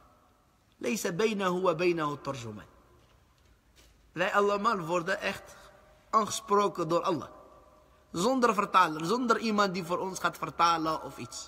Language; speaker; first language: Dutch; early bilingual, other home language; Arabic